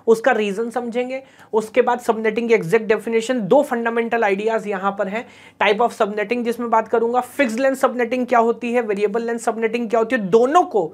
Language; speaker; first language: Hindi; native; Hindi